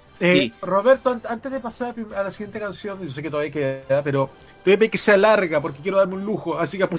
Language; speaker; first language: Spanish; native; Spanish